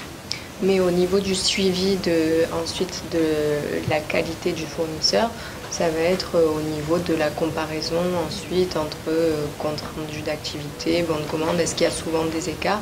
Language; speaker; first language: French; native; French